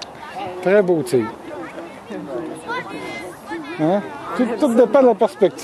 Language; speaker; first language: French; native; French